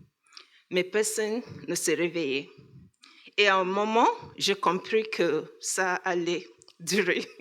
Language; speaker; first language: French; non-native, learner; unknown